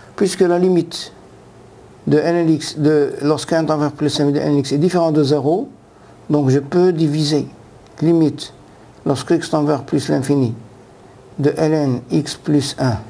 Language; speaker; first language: French; non-native, local second language; Arabic